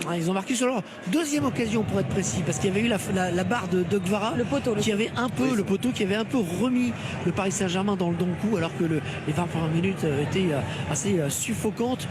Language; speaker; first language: French; native; French